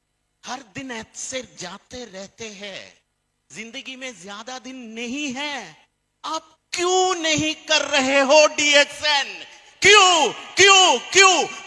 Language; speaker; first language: Hindi; non-native, fluent; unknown